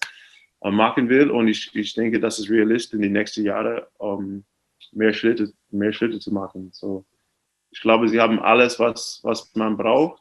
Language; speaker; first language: German; non-native, fluent; English